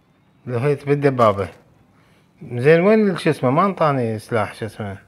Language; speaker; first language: Arabic; native; Arabic